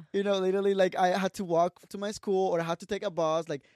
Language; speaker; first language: English; non-native, fluent; Spanish